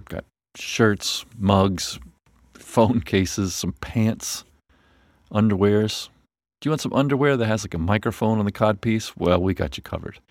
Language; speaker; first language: English; native; English